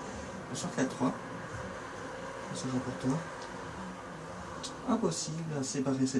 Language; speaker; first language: French; native; French